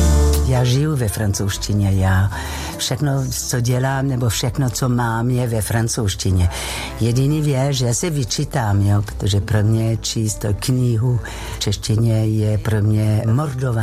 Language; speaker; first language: Czech; non-native, fluent; French